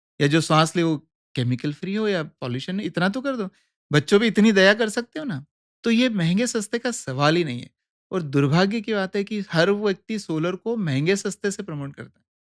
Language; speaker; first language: Hindi; native; Hindi